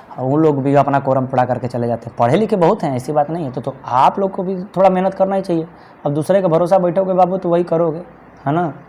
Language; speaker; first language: Hindi; native; Hindi